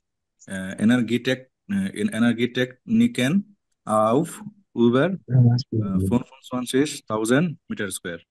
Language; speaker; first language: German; non-native, learner; Bangla